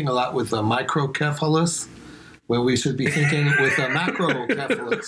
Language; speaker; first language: English; non-native, fluent; Spanish